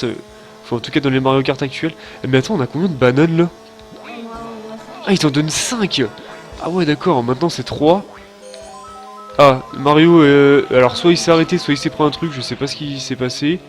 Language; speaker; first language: French; native; French